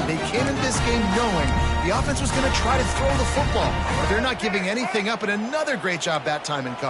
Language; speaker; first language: English; native; English